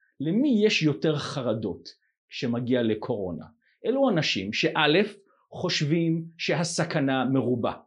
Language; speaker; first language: Hebrew; non-native, fluent; English